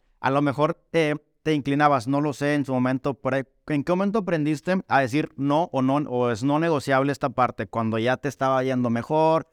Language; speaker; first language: Spanish; native; Spanish